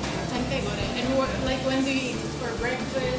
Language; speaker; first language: English; non-native, fluent; Turkish